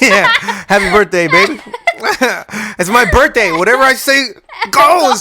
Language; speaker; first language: English; native; English